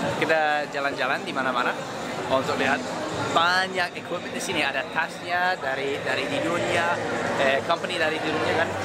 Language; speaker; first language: Indonesian; non-native, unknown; English